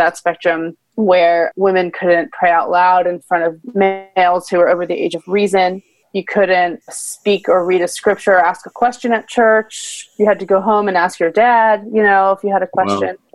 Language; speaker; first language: English; native; English